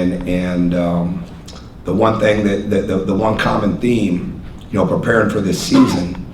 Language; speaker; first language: English; native; English